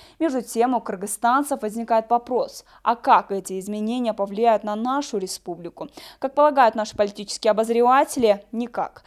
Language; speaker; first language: Russian; non-native, local second language; Kyrgyz